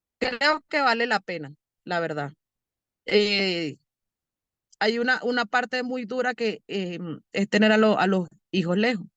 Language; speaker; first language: Spanish; native; Spanish